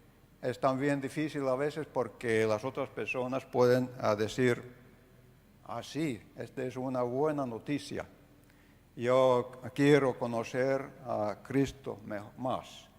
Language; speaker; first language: Spanish; non-native, fluent; Finnish